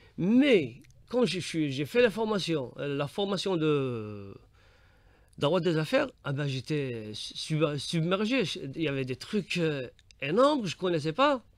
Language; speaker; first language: French; non-native, local second language; Arabic